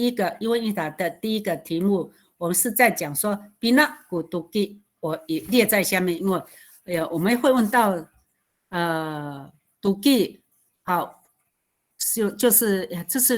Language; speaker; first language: Chinese; non-native, local second language; Amis